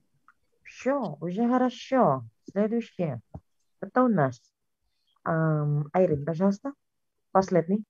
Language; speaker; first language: Russian; non-native, fluent; Indonesian